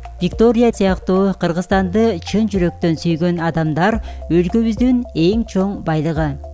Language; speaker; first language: Kyrgyz; native; Kyrgyz